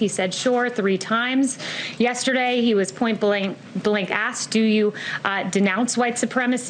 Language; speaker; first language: English; native; English